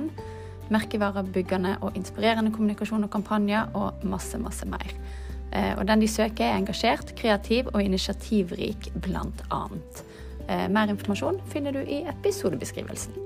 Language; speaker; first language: Norwegian; native; Norwegian